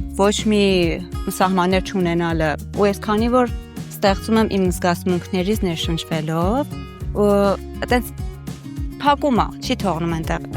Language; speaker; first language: Armenian; early bilingual, heritage; Armenian